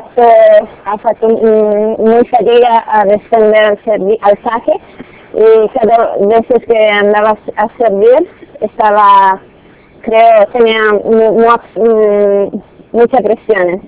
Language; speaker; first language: Spanish; non-native, learner; Russian